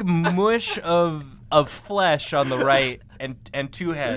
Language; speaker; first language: English; native; English